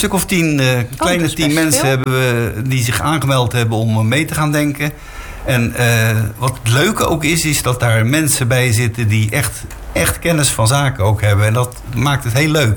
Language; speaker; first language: Dutch; native; Dutch